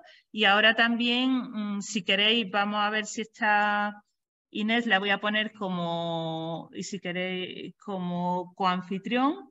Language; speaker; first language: Spanish; native; Spanish